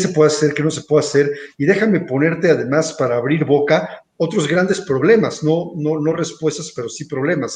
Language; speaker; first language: Spanish; native; Spanish